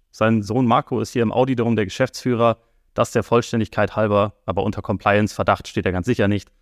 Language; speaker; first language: German; native; German